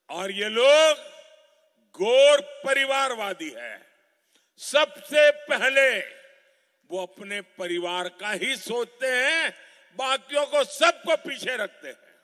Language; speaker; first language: Hindi; non-native, local second language; Gujarati